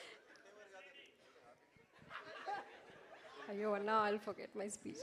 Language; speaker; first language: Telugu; non-native, learner; Malayalam